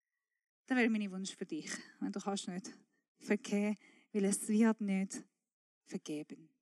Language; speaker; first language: German; non-native, fluent; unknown